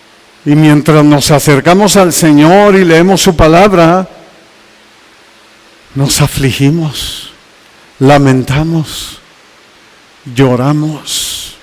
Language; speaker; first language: Spanish; native; Spanish